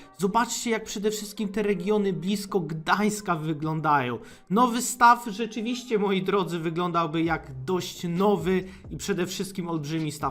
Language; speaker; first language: Polish; native; Polish